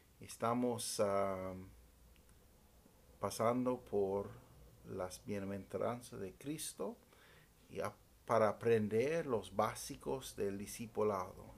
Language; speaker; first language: Spanish; non-native, fluent; English